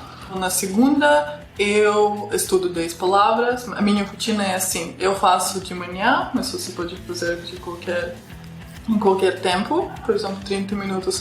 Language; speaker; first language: Portuguese; non-native, fluent; Russian